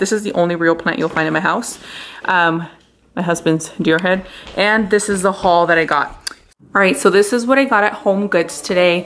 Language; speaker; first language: English; early bilingual, other home language; Spanish